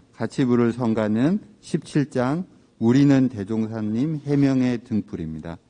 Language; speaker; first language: Korean; native; Korean